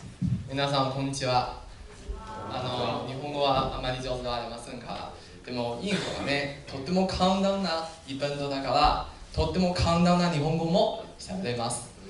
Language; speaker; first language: Japanese; non-native, learner; Chinese